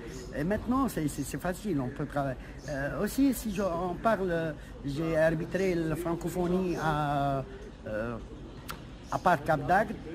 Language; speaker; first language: French; non-native, local second language; Arabic